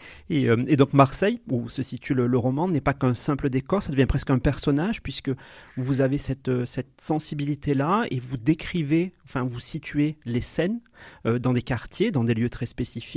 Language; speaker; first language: French; native; French